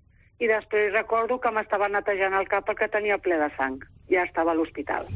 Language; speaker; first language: Catalan; non-native, local second language; Spanish